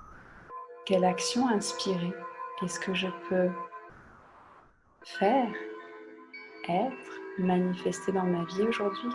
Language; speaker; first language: French; native; French